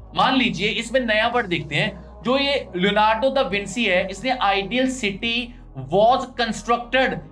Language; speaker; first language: Hindi; non-native, local second language; Punjabi